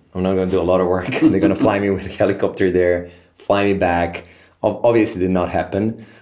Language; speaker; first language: English; non-native, fluent; Serbian